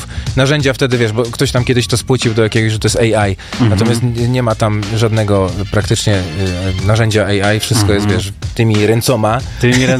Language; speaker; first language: Polish; native; Polish